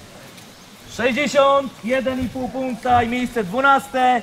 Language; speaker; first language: Polish; native; Polish